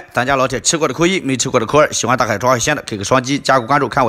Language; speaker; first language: Chinese; native; Chinese